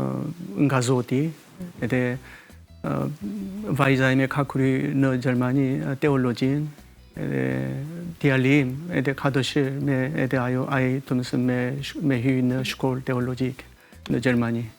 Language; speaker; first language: Albanian; non-native, fluent; Korean